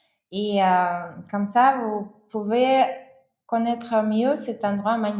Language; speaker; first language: French; non-native, fluent; Russian